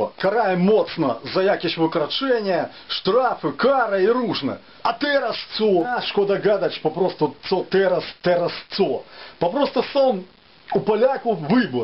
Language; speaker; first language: Polish; non-native, fluent; Ukrainian